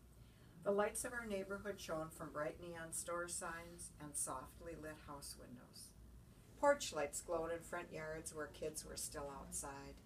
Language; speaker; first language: English; native; English